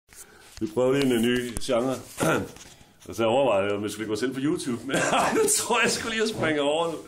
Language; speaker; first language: Danish; native; Danish